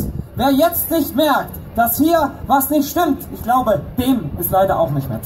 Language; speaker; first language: German; native; German